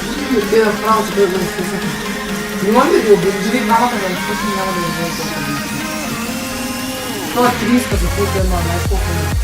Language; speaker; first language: Bulgarian; native; Bulgarian